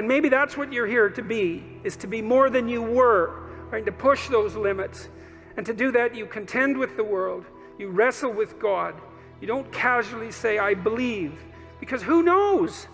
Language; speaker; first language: English; native; English